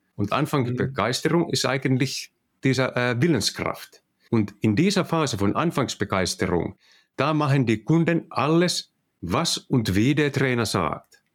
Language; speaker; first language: German; non-native, fluent; Finnish